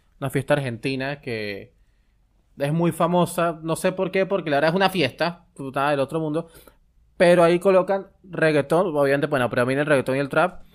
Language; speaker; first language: Spanish; native; Spanish